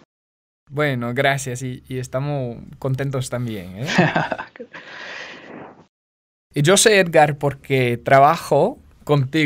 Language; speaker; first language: Spanish; non-native, fluent; English